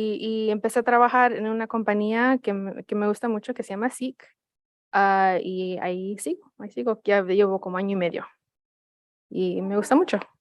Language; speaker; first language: Spanish; early bilingual, heritage; Spanish